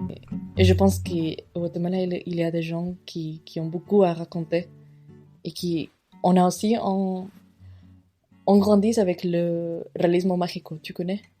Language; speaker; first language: French; non-native, fluent; Spanish